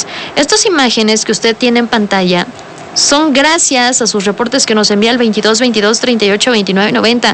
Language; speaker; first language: Spanish; native; Spanish